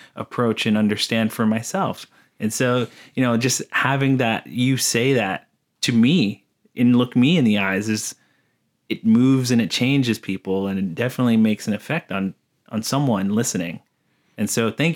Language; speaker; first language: English; native; English